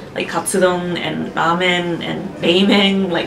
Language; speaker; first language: English; native; English